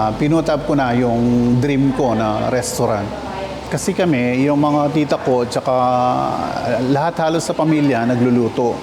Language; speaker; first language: Filipino; non-native, local second language; Pampanga